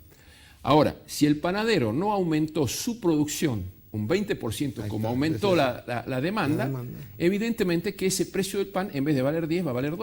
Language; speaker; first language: Spanish; native; Spanish